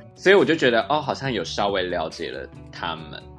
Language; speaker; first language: Chinese; native; Chinese